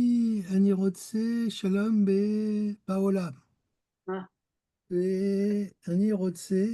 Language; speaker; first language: Hebrew; non-native, learner; French